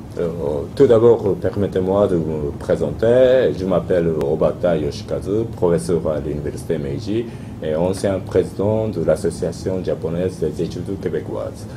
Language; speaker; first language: French; non-native, fluent; Japanese